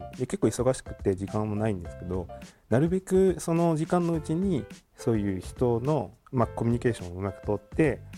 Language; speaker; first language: Japanese; non-native, fluent; French